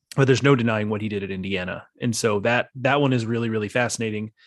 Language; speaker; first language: English; native; English